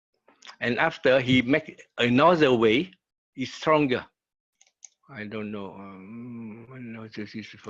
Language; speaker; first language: English; non-native, learner; Vietnamese